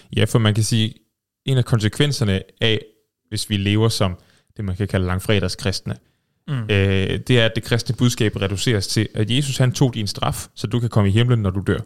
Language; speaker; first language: Danish; native; Danish